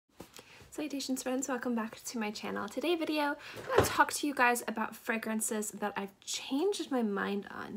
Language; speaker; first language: English; native; English